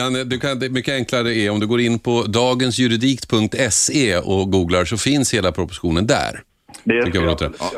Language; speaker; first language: Swedish; native; Swedish